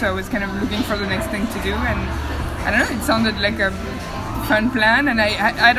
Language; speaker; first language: English; non-native, fluent; French